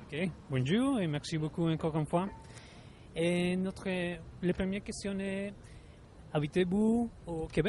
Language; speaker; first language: French; non-native, learner; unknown